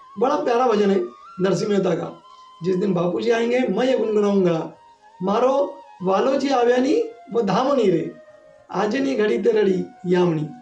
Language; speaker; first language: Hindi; non-native, local second language; Gujarati